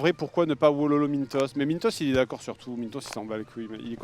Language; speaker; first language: French; native; French